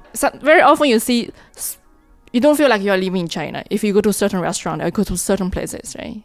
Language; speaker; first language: English; non-native, fluent; Chinese